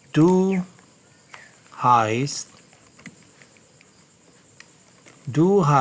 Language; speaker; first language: German; non-native, learner; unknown